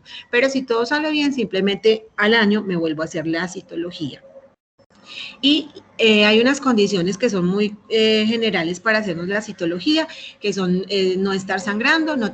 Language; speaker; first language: Spanish; native; Spanish